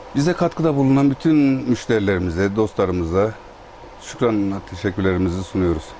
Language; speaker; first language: Turkish; native; Turkish